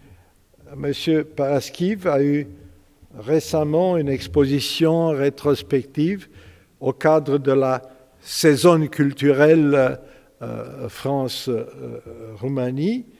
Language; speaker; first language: French; non-native, fluent; Romanian